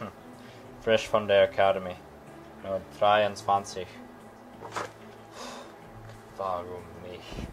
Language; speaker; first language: German; non-native, learner; English